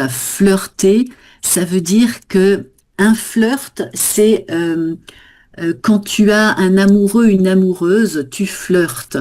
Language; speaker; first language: French; native; French